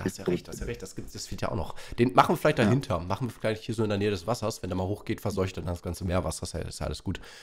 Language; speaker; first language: German; native; German